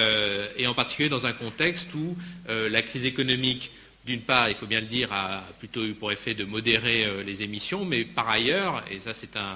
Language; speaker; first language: French; native; French